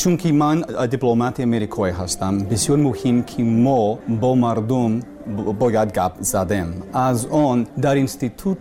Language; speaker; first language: Persian; non-native, learner; English